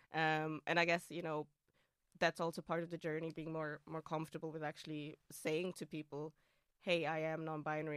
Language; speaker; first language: English; non-native, fluent; German